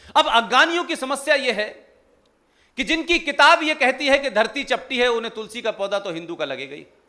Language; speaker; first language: Hindi; native; Hindi